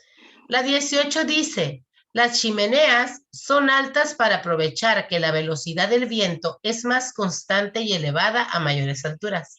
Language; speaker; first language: Spanish; native; Spanish